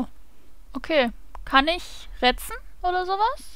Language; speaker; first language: German; native; German